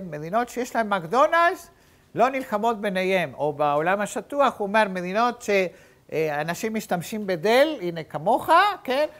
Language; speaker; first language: Hebrew; native; Hebrew